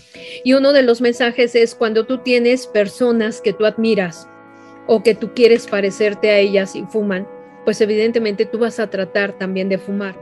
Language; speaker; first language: Spanish; native; Spanish